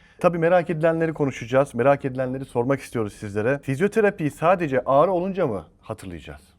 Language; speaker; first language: Turkish; native; Turkish